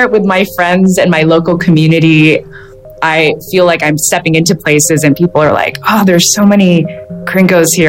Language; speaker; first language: English; native; English